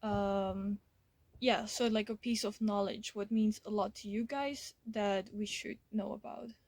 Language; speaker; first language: English; non-native, fluent; Dutch